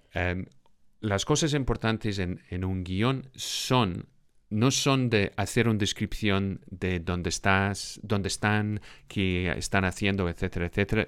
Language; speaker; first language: Spanish; non-native, fluent; English